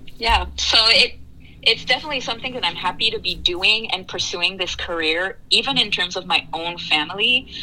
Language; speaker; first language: English; early bilingual, other home language; French